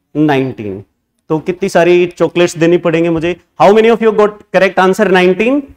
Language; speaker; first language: Hindi; native; Hindi